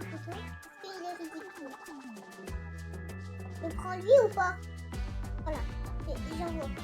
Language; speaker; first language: French; native; French